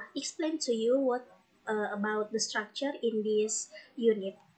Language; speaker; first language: English; non-native, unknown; Indonesian